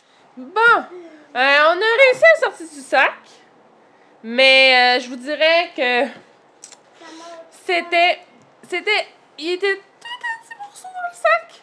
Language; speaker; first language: French; native; French